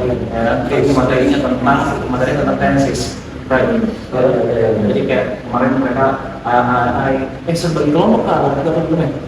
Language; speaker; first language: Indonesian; native; Indonesian